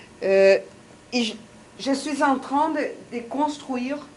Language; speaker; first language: French; non-native, fluent; Portuguese